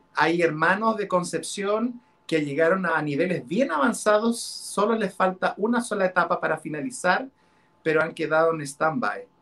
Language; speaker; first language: Spanish; non-native, local second language; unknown